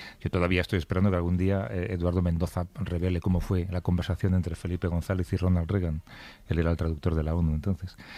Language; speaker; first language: Spanish; native; Spanish